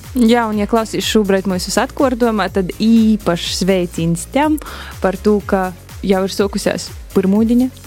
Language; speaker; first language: Latvian; native; Latvian